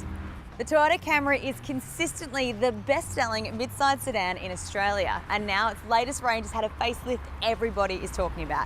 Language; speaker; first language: English; native; English